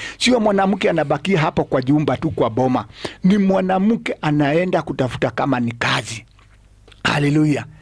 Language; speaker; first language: Swahili; non-native, local second language; Kikuyu